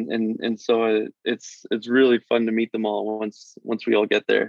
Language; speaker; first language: English; native; English